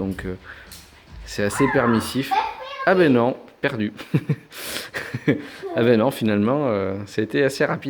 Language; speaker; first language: French; native; French